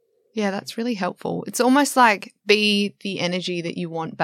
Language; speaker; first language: English; native; English